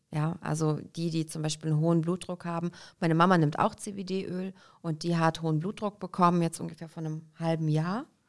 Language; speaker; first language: German; early bilingual, other home language; Russian